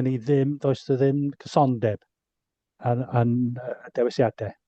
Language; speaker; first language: Welsh; non-native, fluent; English